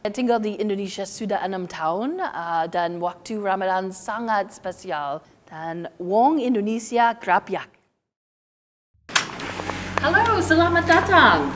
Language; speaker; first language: Indonesian; non-native, learner; English